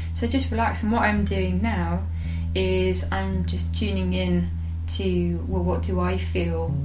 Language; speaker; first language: English; native; English